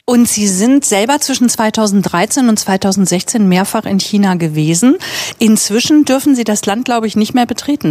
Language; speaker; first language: German; native; German